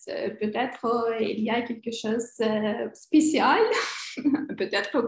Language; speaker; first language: French; non-native, learner; Ukrainian